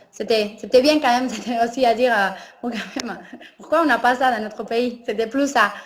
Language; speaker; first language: French; non-native, learner; Spanish